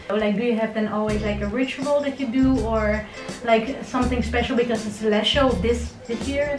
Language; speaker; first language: English; non-native, fluent; Dutch